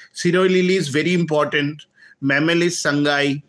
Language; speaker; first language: English; non-native, local second language; Bangla